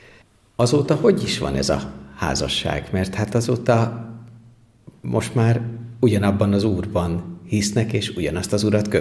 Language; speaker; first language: Hungarian; native; Hungarian